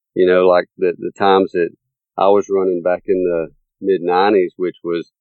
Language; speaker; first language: English; native; English